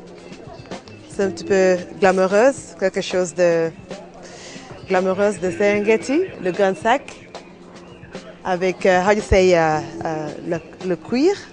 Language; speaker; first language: French; non-native, learner; Swahili